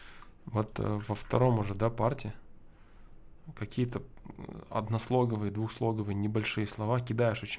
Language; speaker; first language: Russian; native; Russian